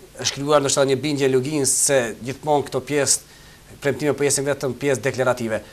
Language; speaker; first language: Albanian; native; Albanian